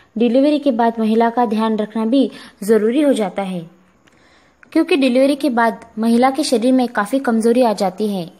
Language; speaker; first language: Hindi; non-native, local second language; Marathi